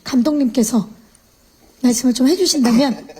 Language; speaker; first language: Korean; native; Korean